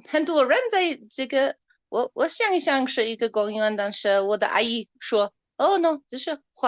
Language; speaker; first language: Chinese; non-native, learner; English